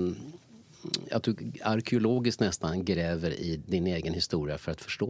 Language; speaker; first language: Swedish; native; Swedish